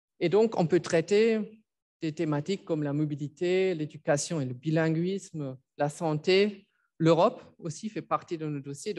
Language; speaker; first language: French; non-native, fluent; German